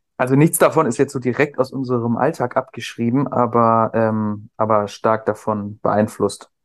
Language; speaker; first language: German; native; German